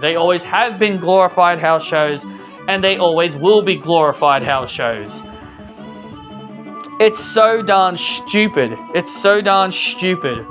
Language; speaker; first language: English; native; English